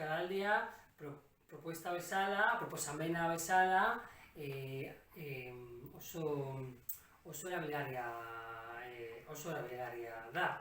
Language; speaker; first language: Basque; non-native, local second language; Catalan